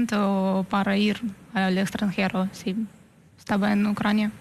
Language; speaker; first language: Spanish; non-native, fluent; Ukrainian